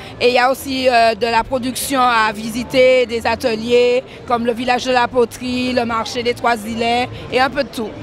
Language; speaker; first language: French; native; French